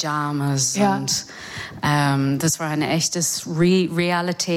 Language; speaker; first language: German; non-native, fluent; English